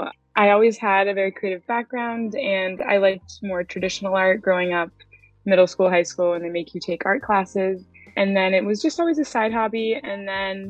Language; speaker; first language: English; native; English